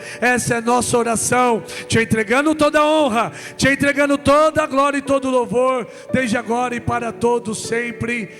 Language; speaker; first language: Portuguese; native; Portuguese